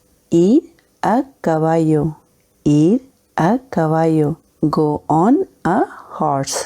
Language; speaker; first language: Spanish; non-native, fluent; Hindi